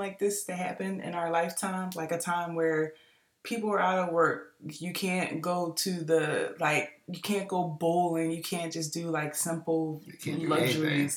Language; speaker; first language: English; native; English